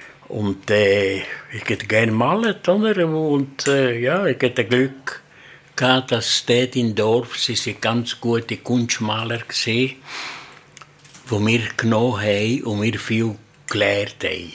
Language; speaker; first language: German; non-native, learner; Italian